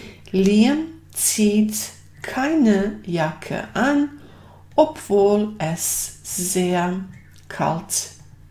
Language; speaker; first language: German; non-native, fluent; Bosnian